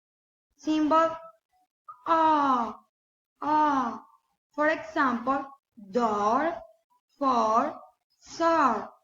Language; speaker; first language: English; non-native, learner; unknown